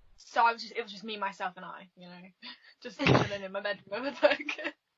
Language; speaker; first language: English; native; English